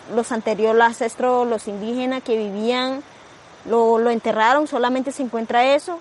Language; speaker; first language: Spanish; non-native, local second language; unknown